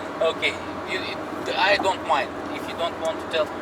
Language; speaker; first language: English; non-native, fluent; Russian